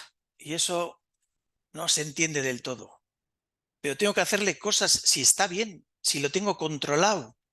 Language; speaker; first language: Spanish; native; Spanish